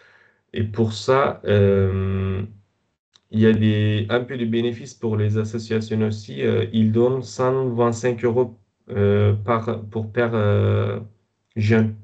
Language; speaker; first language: French; non-native, fluent; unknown